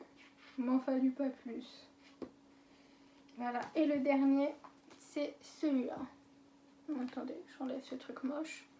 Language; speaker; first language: French; native; French